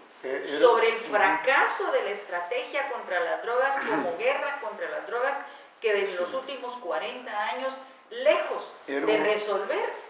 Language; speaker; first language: Spanish; native; Spanish